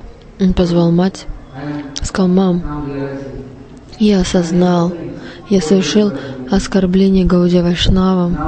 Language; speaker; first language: Russian; non-native, learner; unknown